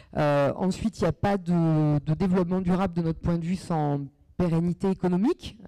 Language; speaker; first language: French; native; French